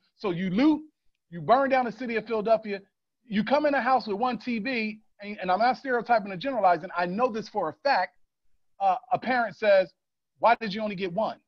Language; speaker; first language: English; native; English